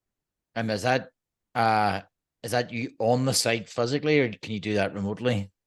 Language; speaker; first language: English; native; English